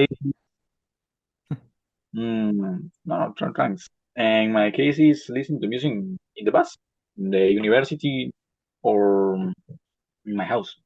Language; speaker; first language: English; non-native, learner; Spanish